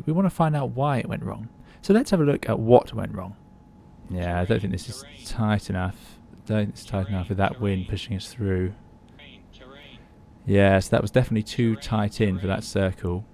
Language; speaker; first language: English; native; English